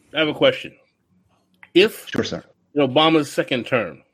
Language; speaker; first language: English; early bilingual, other home language; Haitian Creole